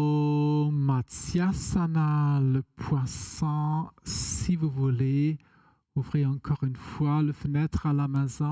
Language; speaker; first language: French; non-native, fluent; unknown